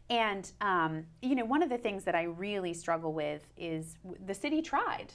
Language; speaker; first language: English; native; English